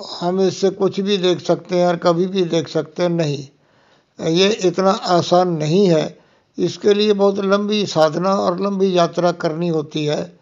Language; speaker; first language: Hindi; non-native, local second language; Punjabi